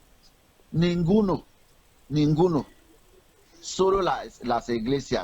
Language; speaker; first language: Spanish; non-native, learner; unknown